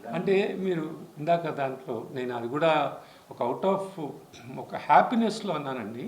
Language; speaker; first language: Telugu; native; Telugu